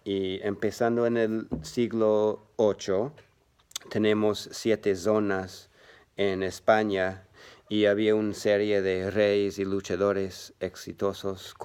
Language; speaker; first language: Spanish; non-native, learner; English